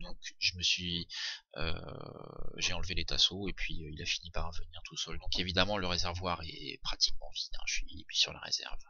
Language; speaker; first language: French; native; French